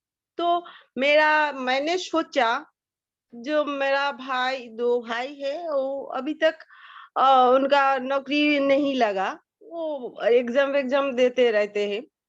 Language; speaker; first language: Hindi; non-native, local second language; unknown